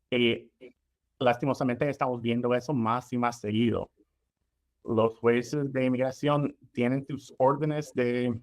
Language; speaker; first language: Spanish; non-native, fluent; English